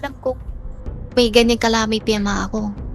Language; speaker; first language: Filipino; non-native, learner; Chinese